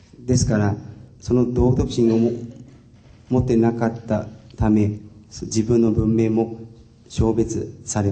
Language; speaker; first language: Japanese; non-native, fluent; Chinese